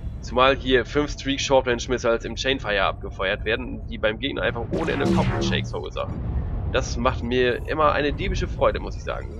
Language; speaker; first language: German; native; German